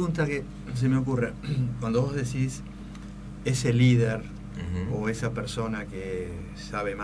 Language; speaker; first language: Spanish; native; Spanish